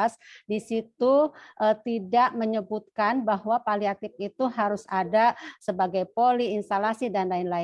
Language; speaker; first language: Indonesian; native; Indonesian